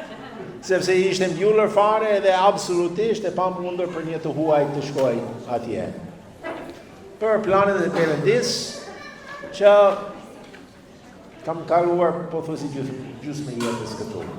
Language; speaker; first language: Albanian; non-native, fluent; English